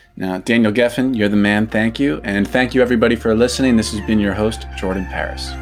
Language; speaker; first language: English; native; English